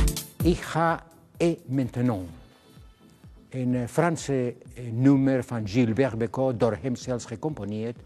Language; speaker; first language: Dutch; non-native, fluent; Spanish